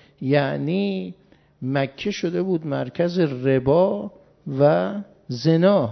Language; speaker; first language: Persian; native; Persian